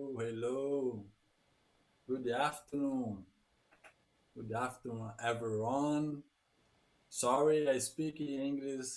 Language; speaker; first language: English; non-native, learner; Portuguese